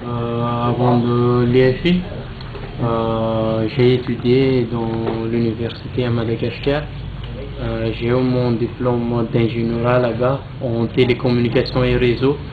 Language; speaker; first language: French; non-native, local second language; Malagasy